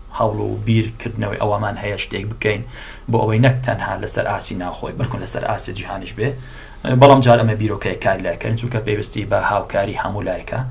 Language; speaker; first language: Central Kurdish; non-native, local second language; Assyrian Neo-Aramaic